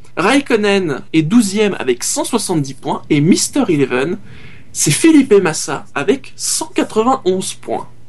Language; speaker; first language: French; native; French